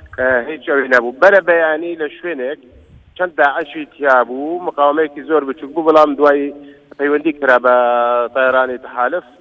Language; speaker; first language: Central Kurdish; non-native, local second language; Kurdish